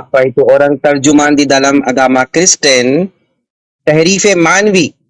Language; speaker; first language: Indonesian; non-native, fluent; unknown